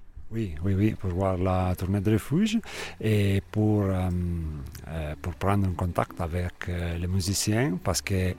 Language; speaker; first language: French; non-native, learner; Italian